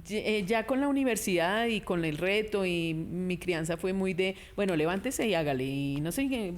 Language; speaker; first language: Spanish; native; Spanish